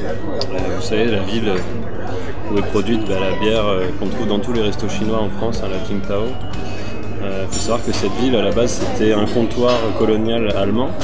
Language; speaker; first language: French; native; French